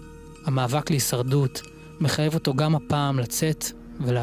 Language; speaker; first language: Hebrew; native; Hebrew